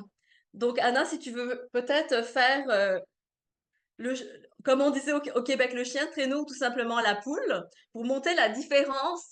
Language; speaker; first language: French; native; French